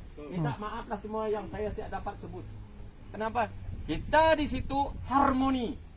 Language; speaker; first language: Malay; native; Malay